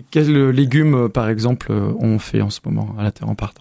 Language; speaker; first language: French; native; French